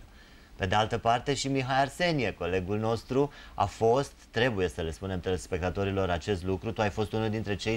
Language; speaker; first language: Romanian; native; Romanian